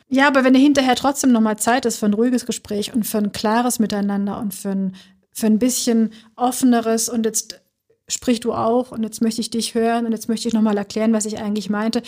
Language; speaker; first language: German; early bilingual, other home language; Turkish